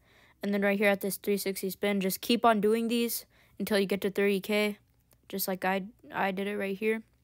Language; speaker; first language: English; native; English